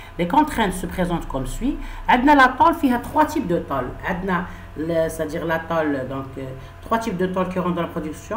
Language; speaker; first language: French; non-native, local second language; Arabic